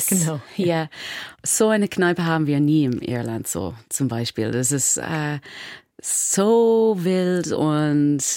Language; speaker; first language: German; non-native, fluent; English